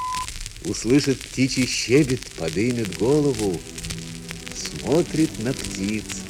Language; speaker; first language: Russian; native; Russian